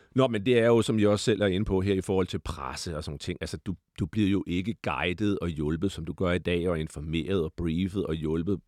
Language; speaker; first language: Danish; native; Danish